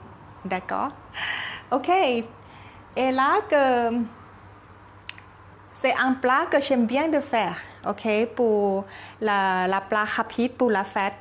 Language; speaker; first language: French; non-native, learner; Thai